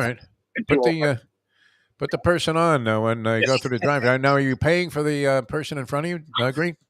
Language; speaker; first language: English; native; English